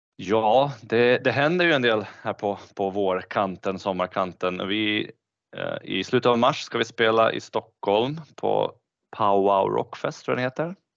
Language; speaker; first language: Swedish; early bilingual, other home language; Bosnian